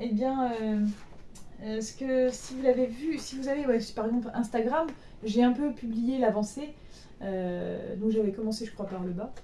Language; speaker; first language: French; native; French